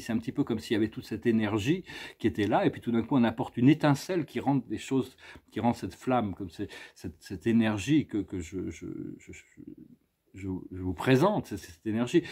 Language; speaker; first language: French; native; French